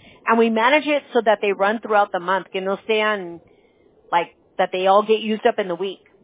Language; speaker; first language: English; early bilingual, other home language; Spanish